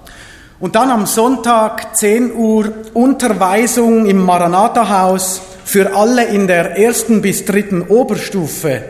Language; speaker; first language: German; native; German